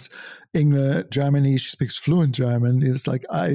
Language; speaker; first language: English; non-native, fluent; German